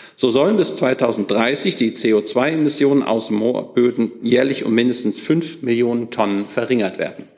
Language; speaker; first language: German; native; German